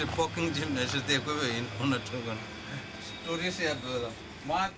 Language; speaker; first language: Danish; non-native, learner; Bangla